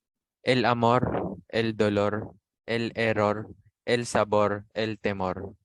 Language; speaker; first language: Spanish; non-native, learner; Filipino